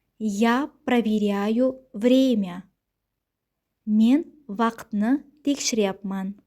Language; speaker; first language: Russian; non-native, local second language; Uzbek